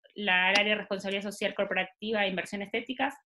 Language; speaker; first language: Spanish; native; Spanish